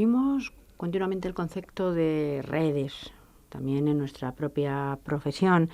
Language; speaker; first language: Spanish; native; Spanish